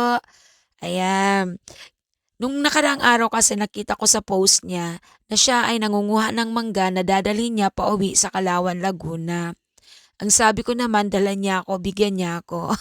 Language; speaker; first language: Filipino; native; Filipino